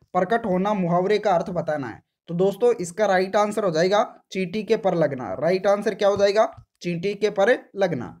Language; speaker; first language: Hindi; native; Hindi